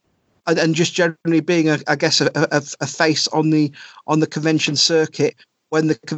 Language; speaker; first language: English; native; English